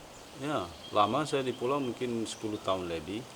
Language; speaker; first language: Indonesian; non-native, local second language; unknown